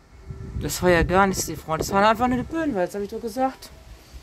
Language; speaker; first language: German; native; German